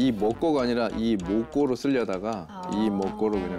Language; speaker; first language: Korean; native; Korean